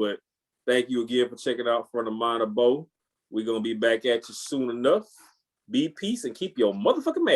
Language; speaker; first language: English; native; English